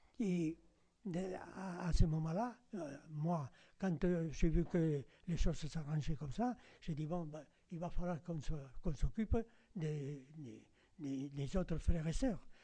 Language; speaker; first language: French; non-native, fluent; Spanish